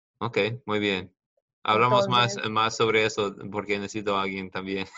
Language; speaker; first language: Spanish; non-native, fluent; English